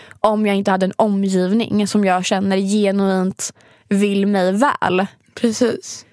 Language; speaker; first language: Swedish; native; Swedish